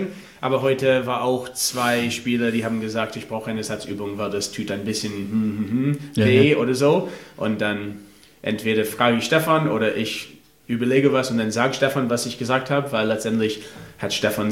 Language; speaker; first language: German; non-native, fluent; English